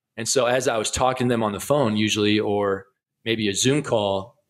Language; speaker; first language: English; native; English